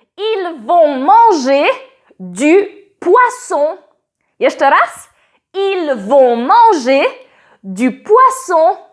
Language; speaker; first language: French; non-native, fluent; Polish